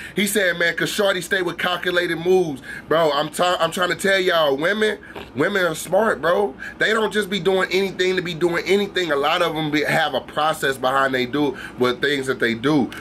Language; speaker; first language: English; native; English